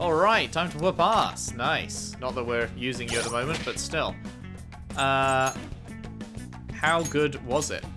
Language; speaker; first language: English; native; English